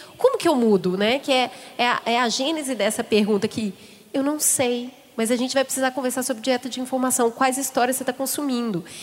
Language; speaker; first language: Portuguese; native; Portuguese